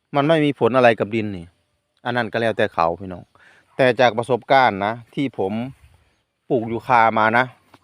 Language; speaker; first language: Thai; non-native, local second language; Northeastern Thai